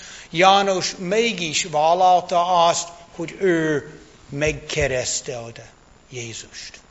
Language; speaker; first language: Hungarian; non-native, fluent; English